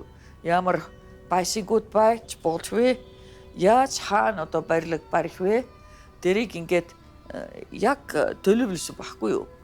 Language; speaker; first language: Mongolian; non-native, fluent; Finnish